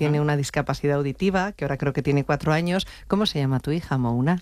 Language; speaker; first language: Spanish; native; Spanish